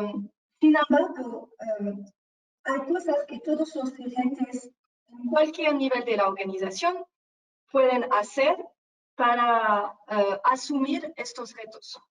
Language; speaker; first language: Spanish; non-native, fluent; French